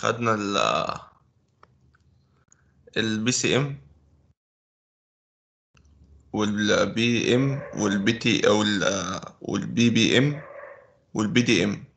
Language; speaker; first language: Arabic; native; Arabic